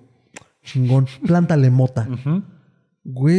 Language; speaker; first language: Spanish; native; Spanish